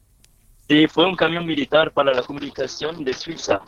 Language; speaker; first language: Spanish; non-native, learner; French